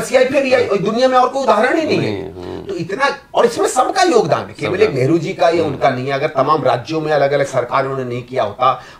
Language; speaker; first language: Hindi; native; Hindi